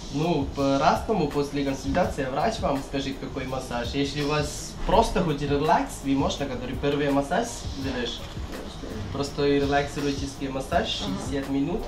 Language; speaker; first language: Russian; non-native, learner; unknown